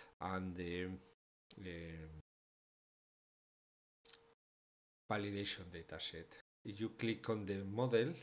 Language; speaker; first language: English; non-native, learner; German